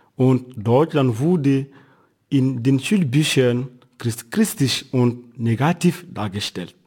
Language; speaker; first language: German; non-native, fluent; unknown